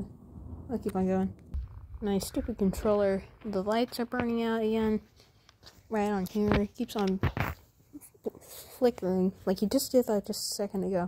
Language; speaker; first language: English; native; English